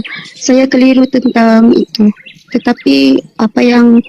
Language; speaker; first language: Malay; non-native, local second language; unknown